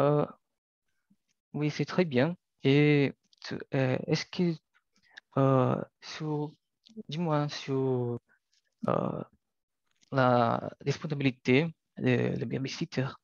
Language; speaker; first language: French; non-native, learner; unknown